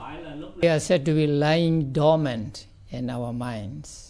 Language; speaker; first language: English; non-native, fluent; Burmese